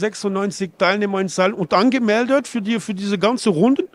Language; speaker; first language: German; non-native, fluent; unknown